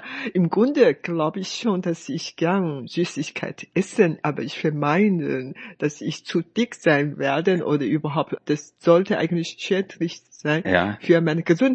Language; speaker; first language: German; non-native, fluent; Chinese